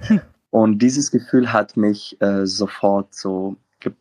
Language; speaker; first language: German; non-native, fluent; Arabic